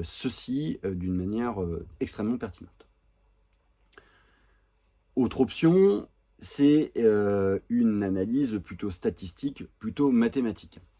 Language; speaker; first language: French; native; French